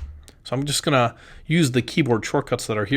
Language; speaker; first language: English; native; English